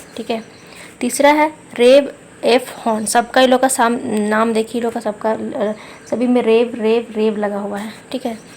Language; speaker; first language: Hindi; non-native, local second language; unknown